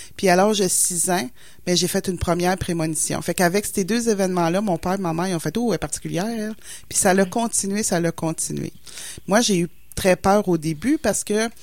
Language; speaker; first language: French; native; French